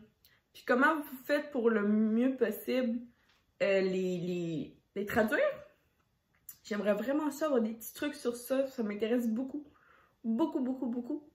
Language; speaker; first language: French; native; French